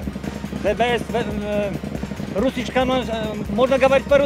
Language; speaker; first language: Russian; non-native, learner; Polish